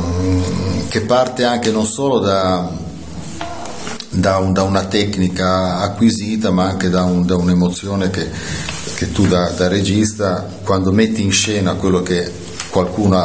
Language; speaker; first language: Italian; native; Italian